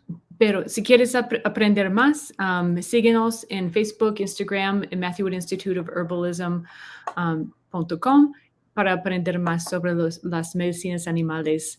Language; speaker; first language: Spanish; non-native, learner; English